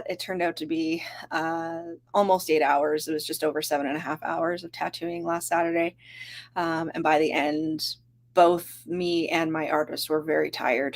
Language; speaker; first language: English; native; English